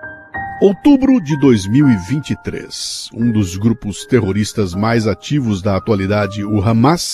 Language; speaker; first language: Portuguese; native; Portuguese